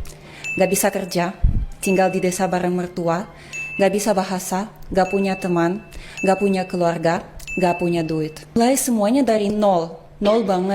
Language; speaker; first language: Indonesian; non-native, fluent; Russian